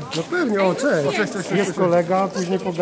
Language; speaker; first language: Polish; native; Polish